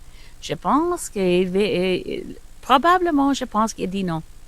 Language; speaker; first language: French; non-native, learner; English